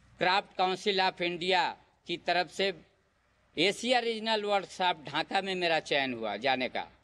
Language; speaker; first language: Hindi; native; Hindi